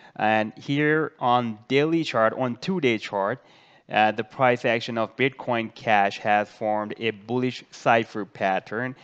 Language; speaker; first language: English; non-native, local second language; Urdu